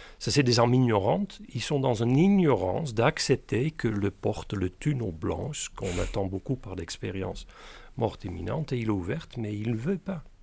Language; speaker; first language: French; non-native, fluent; Dutch